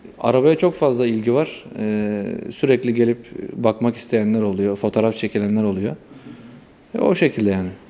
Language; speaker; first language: Turkish; native; Turkish